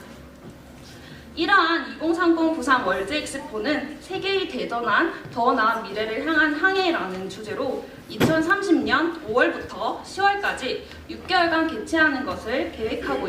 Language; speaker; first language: Korean; native; Korean